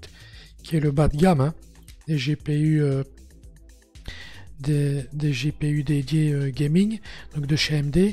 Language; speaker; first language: French; native; French